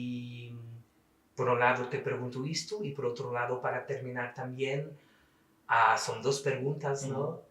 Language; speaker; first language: Spanish; non-native, fluent; Portuguese